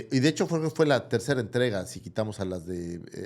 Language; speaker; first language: Spanish; native; Spanish